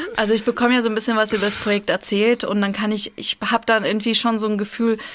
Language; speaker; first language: German; early bilingual, other home language; Russian